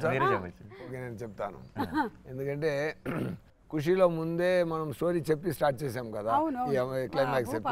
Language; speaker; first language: Telugu; non-native, local second language; Tamil